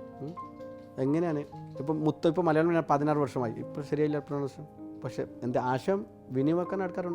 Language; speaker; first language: Malayalam; non-native, local second language; Assamese